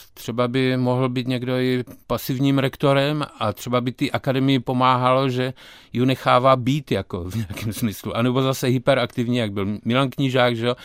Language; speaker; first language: Czech; native; Czech